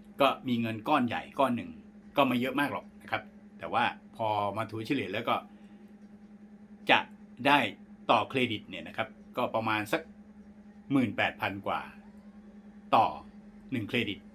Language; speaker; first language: Thai; native; Thai